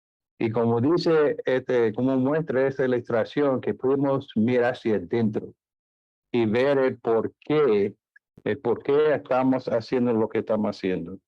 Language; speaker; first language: Spanish; non-native, fluent; English